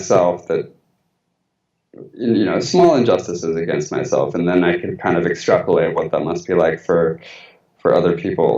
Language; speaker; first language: English; early bilingual, other home language; Spanish